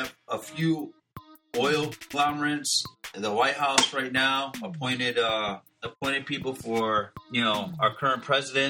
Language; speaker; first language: English; native; English